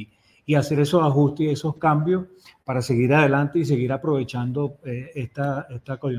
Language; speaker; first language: Spanish; native; Spanish